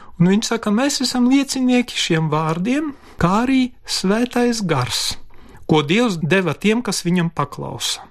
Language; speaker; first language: Latvian; non-native, local second language; Polish